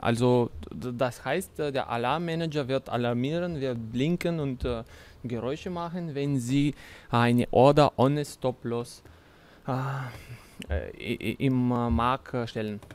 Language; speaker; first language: German; non-native, fluent; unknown